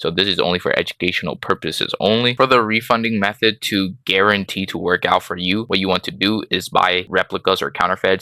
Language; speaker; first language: English; native; English